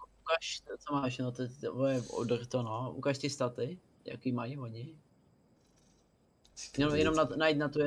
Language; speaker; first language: Czech; native; Czech